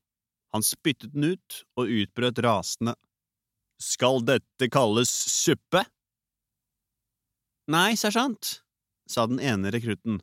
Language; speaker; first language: Norwegian; native; Norwegian